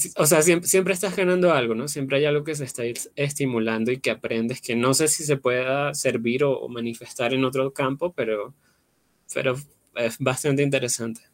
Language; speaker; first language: Spanish; native; Spanish